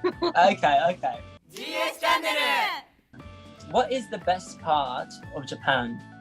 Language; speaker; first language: English; non-native, learner; Japanese